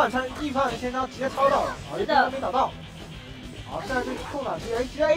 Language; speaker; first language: Chinese; native; Chinese